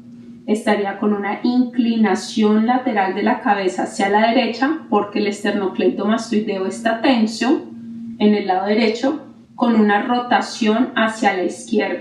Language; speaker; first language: Spanish; native; Spanish